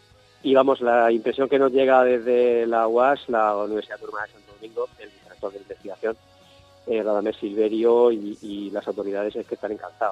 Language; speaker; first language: Spanish; native; Spanish